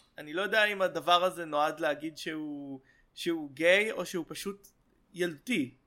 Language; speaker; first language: Hebrew; native; Hebrew